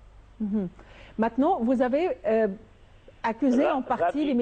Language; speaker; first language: French; non-native, fluent; Arabic